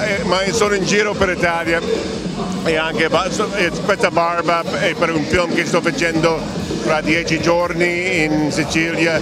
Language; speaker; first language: Italian; non-native, fluent; English